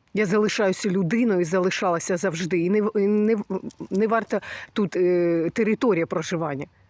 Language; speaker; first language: Ukrainian; early bilingual, other home language; Russian